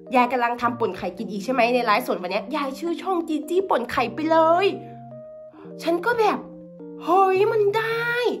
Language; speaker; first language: Thai; native; Thai